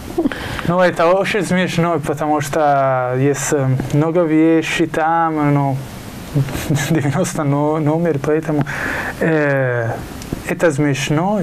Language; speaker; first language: Russian; non-native, learner; Italian